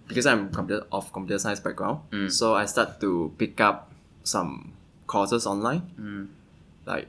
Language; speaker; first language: English; non-native, local second language; Chinese